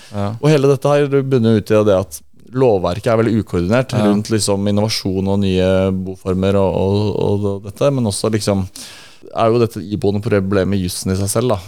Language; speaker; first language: Norwegian; native; Norwegian